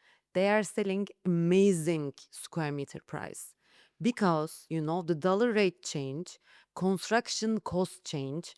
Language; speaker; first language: English; non-native, learner; Turkish